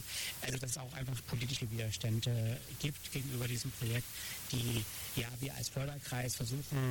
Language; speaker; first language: German; native; German